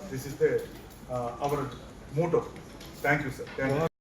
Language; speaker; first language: English; non-native, local second language; Telugu